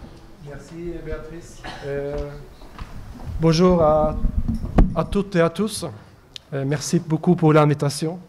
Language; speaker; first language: French; non-native, fluent; Norwegian